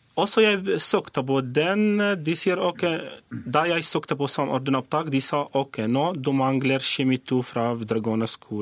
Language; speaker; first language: Norwegian; non-native, learner; Arabic